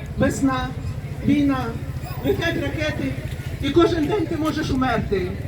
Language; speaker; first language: Ukrainian; native; Ukrainian